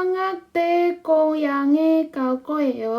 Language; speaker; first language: Korean; non-native, fluent; Indonesian